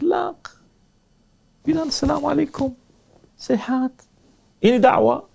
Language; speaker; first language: Indonesian; non-native, learner; Arabic